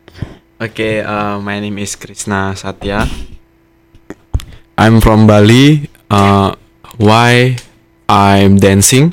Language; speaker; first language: English; non-native, learner; Indonesian